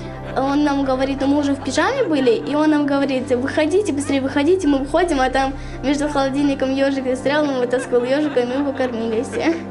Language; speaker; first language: Russian; native; Russian